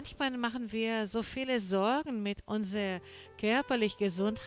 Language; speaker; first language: German; non-native, learner; Portuguese